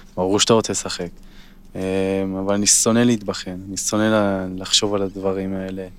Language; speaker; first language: Hebrew; native; Hebrew